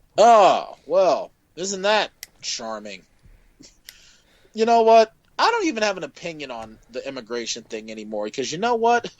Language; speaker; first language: English; native; English